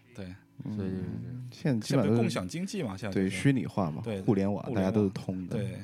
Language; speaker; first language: Chinese; non-native, local second language; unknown